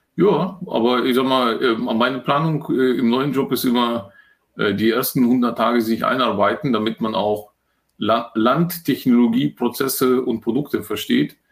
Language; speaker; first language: German; early bilingual, other home language; Russian